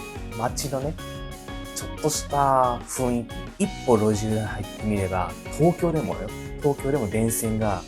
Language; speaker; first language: Japanese; native; Japanese